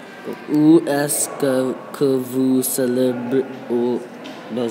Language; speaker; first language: French; non-native, learner; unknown